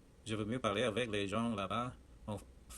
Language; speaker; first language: French; non-native, learner; Chinese